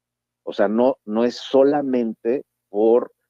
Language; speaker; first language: Spanish; native; Spanish